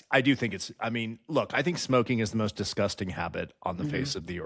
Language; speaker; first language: English; native; English